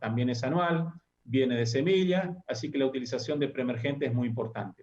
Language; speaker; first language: Spanish; native; Spanish